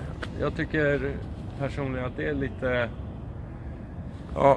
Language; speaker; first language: Swedish; native; Swedish